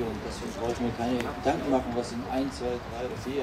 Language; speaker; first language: German; native; German